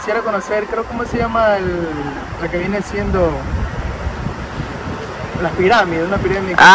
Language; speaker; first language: Spanish; native; Spanish